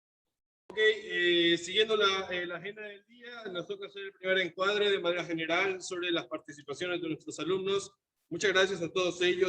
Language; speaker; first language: Spanish; native; Spanish